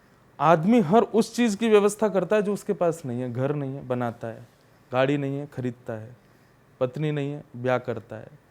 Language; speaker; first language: Hindi; native; Hindi